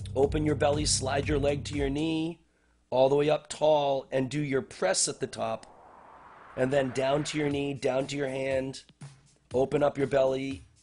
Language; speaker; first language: English; native; English